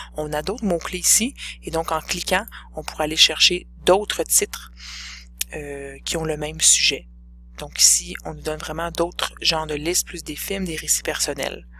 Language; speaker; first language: French; native; French